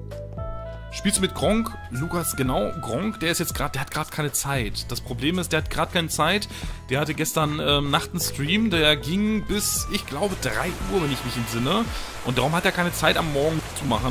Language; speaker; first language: German; native; German